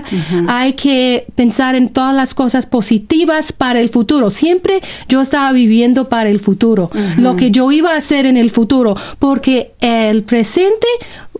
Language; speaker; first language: Spanish; non-native, fluent; English